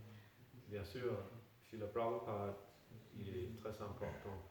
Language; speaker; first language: French; non-native, fluent; Danish